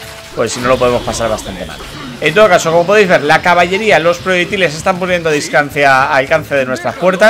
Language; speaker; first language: Spanish; native; Spanish